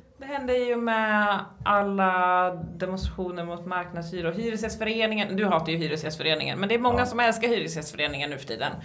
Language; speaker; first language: Swedish; native; Swedish